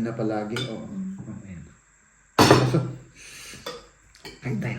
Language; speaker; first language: Filipino; native; Filipino